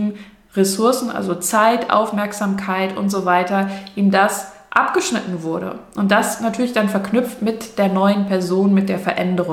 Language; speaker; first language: German; native; German